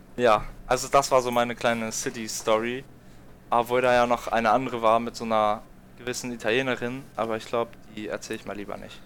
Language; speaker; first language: German; native; German